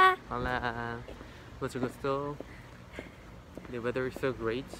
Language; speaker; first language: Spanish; non-native, learner; Korean